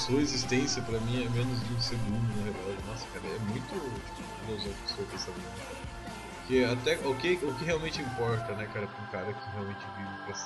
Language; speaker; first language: Portuguese; native; Portuguese